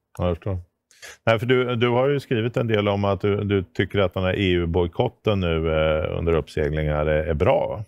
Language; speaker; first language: Swedish; native; Swedish